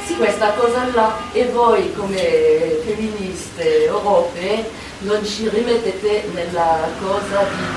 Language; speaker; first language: Italian; non-native, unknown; French